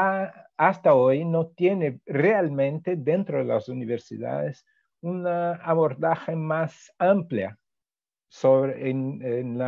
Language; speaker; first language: Spanish; non-native, fluent; Portuguese